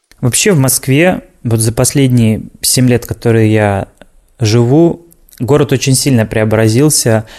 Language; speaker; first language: Russian; native; Russian